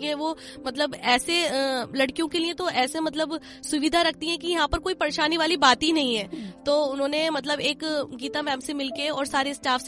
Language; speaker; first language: Hindi; native; Hindi